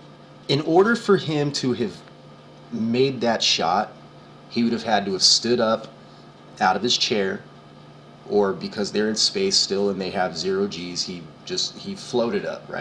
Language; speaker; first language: English; native; English